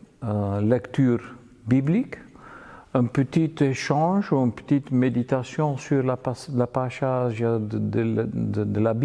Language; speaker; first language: French; non-native, fluent; Dutch